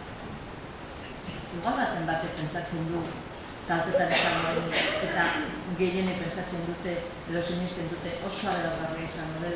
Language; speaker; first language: Basque; native; Basque